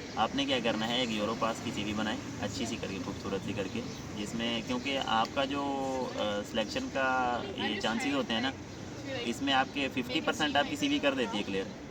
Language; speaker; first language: Urdu; non-native, local second language; Punjabi